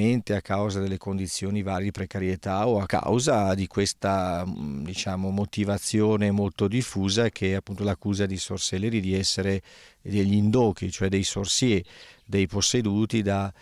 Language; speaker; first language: Italian; native; Italian